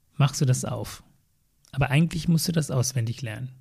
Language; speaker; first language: German; non-native, fluent; Tamil